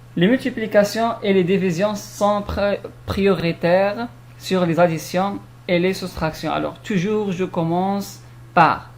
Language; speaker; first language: French; non-native, local second language; Arabic